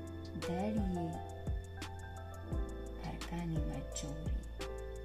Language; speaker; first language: Italian; non-native, learner; Hungarian